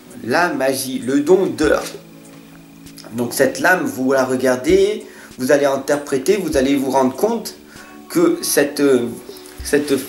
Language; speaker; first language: French; native; French